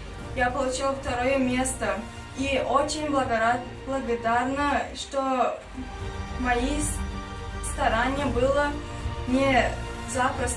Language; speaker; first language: Russian; non-native, learner; Turkmen